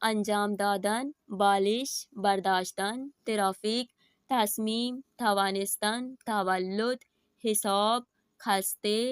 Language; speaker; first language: Persian; non-native, fluent; Urdu